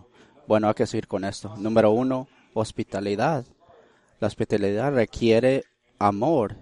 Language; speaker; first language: Spanish; early bilingual, heritage; Spanish